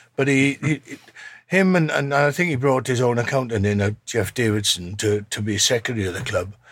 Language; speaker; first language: English; native; English